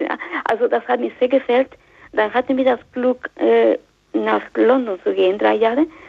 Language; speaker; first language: German; non-native, fluent; Spanish